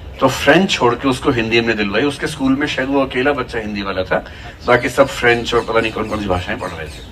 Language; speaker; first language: Hindi; native; Hindi